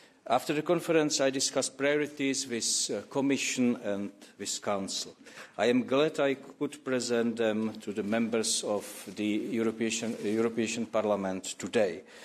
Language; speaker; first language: English; non-native, fluent; Czech